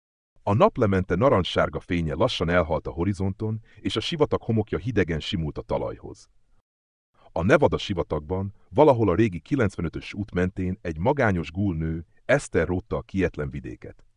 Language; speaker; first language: Hungarian; native; Hungarian